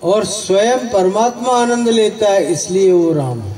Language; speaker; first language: Hindi; non-native, local second language; Gujarati